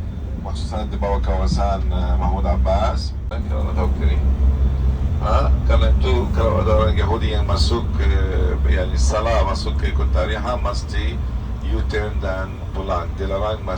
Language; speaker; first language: Indonesian; non-native, fluent; Arabic